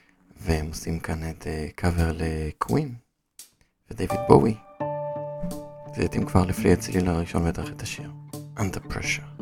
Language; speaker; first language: Hebrew; native; Hebrew